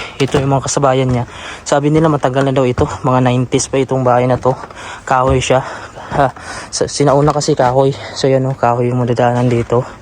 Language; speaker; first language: Filipino; native; Filipino